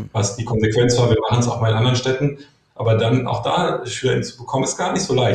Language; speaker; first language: German; native; German